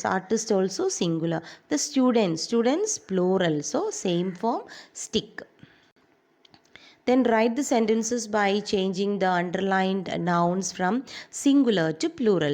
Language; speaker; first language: English; non-native, local second language; Malayalam